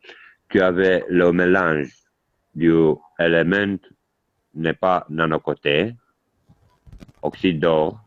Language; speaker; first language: French; non-native, learner; Italian